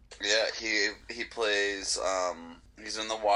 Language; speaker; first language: English; native; English